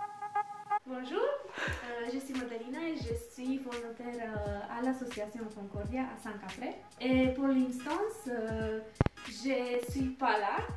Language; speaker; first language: French; non-native, learner; Romanian